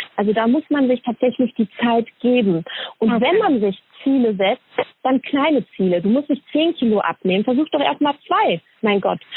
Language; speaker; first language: German; early bilingual, other home language; Polish